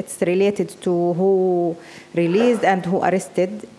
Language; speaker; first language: English; non-native, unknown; Arabic